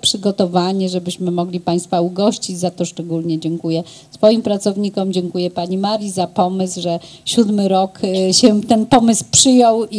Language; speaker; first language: Polish; native; Polish